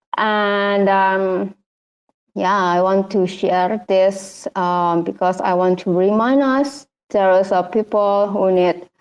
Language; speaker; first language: English; non-native, learner; Indonesian